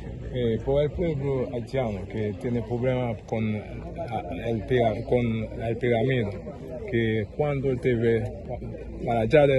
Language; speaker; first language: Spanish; non-native, learner; Haitian Creole